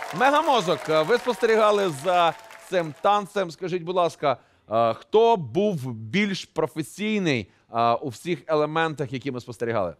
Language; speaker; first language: Ukrainian; native; Ukrainian